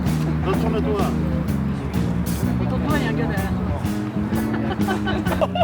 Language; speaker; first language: French; native; French